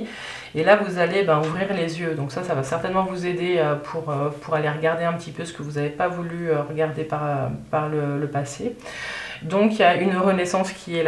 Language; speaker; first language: French; native; French